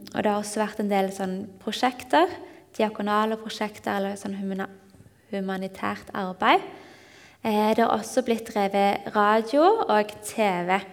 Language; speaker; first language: Norwegian; native; Norwegian